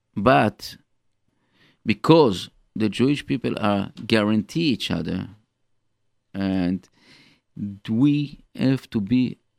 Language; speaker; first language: English; non-native, fluent; Hebrew